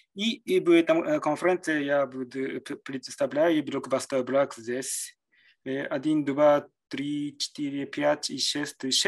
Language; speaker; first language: Russian; non-native, learner; Japanese